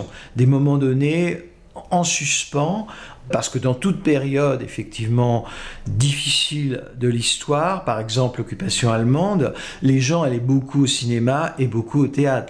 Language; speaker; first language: French; native; French